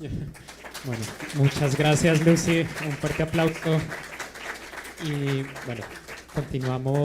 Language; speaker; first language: Spanish; native; Spanish